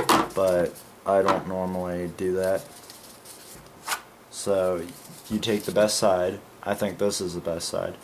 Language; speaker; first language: English; native; English